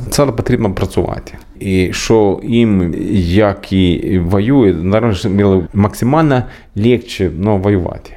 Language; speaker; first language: Ukrainian; non-native, learner; Swedish